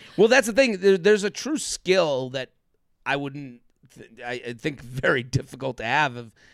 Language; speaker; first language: English; native; English